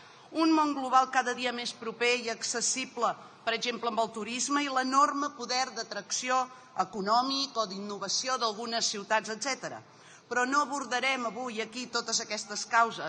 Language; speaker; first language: Catalan; native; Catalan